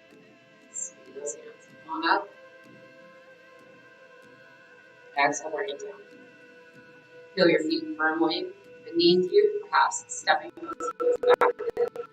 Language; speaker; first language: English; native; English